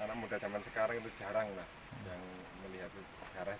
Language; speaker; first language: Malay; non-native, local second language; Javanese